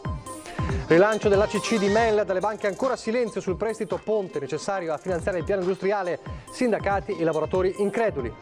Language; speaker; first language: Italian; native; Italian